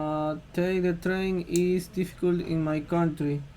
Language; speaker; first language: English; non-native, learner; Spanish